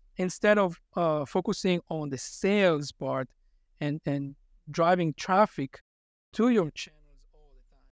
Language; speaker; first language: English; non-native, fluent; Hebrew